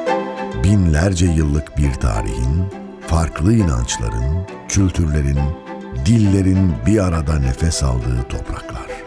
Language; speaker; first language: Turkish; native; Turkish